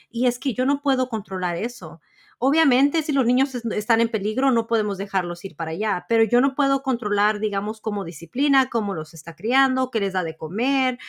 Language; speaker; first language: Spanish; early bilingual, heritage; Spanish